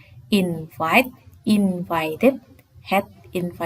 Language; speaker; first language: English; non-native, fluent; Indonesian